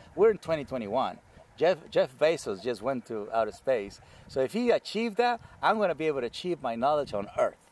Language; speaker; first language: English; non-native, fluent; Spanish